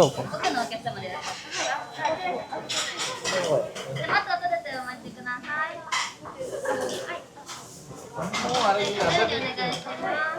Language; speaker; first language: Japanese; native; Japanese